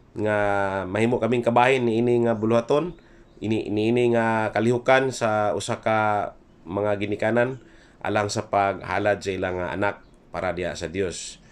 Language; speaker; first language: Cebuano; non-native, local second language; Hiligaynon